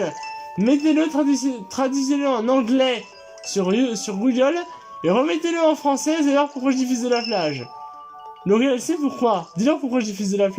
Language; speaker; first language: French; native; French